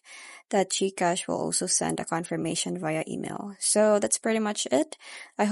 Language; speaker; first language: English; non-native, local second language; Filipino